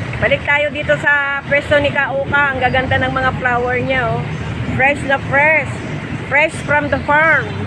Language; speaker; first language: Filipino; native; Filipino